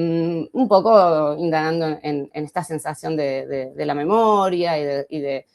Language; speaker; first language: Spanish; native; Spanish